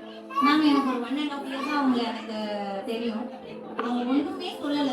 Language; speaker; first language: Tamil; native; Tamil